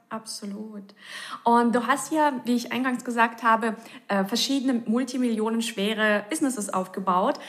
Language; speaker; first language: German; native; German